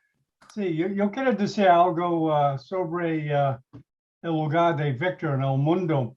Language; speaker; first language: Spanish; non-native, learner; English